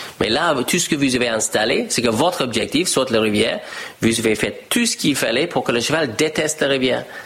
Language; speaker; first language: French; non-native, fluent; English